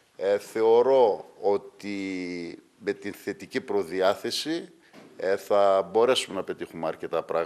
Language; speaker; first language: Greek; native; Greek